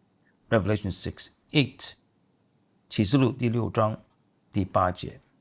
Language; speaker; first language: Chinese; native; Chinese